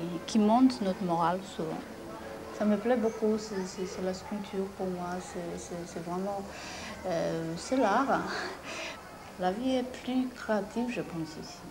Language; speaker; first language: French; non-native, fluent; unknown